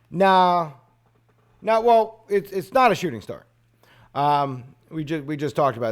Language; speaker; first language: English; native; English